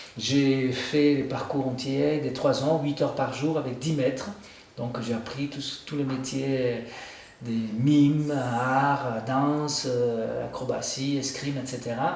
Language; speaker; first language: French; non-native, fluent; Spanish